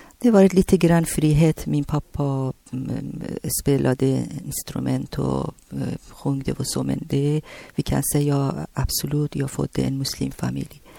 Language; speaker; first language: Swedish; non-native, learner; Persian